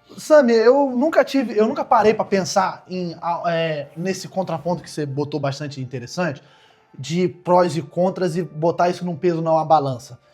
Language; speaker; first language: Portuguese; native; Portuguese